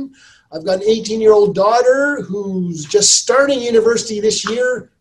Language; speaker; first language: English; native; English